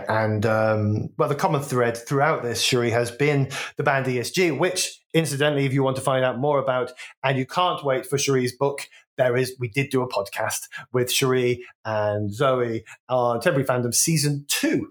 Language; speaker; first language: English; native; English